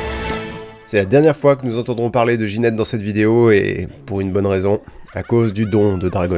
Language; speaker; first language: French; native; French